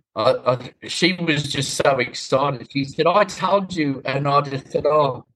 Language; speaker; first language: English; native; English